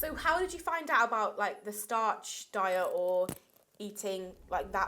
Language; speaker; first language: English; native; English